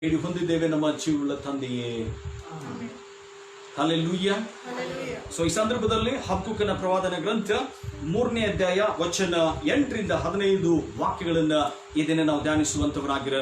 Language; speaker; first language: Kannada; native; Kannada